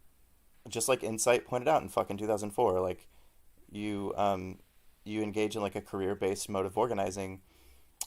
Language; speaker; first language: English; native; English